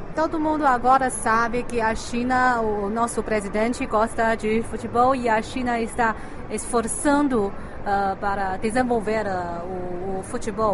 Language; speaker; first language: Portuguese; non-native, fluent; Chinese